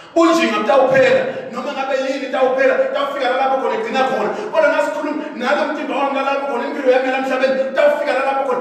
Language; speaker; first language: Zulu; non-native, local second language; Swati